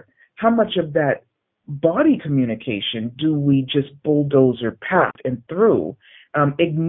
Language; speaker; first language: English; native; English